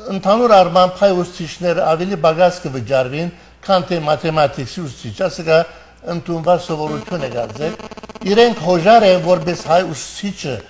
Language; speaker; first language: Armenian; early bilingual, heritage; Armenian